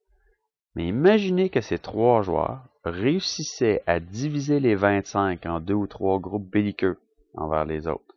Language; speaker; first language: French; native; French